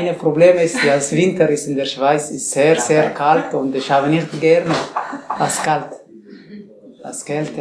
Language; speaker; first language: German; non-native, learner; Tigrinya